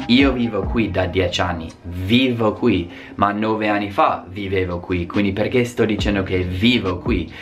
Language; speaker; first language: Italian; non-native, fluent; English